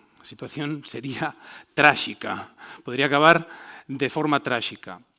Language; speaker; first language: Galician; non-native, fluent; Spanish